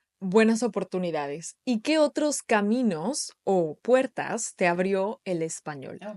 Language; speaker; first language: Spanish; native; Spanish